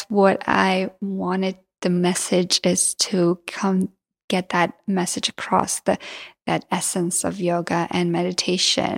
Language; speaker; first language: English; non-native, fluent; Georgian